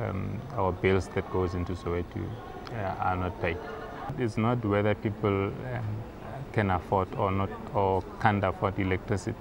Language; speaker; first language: English; non-native, local second language; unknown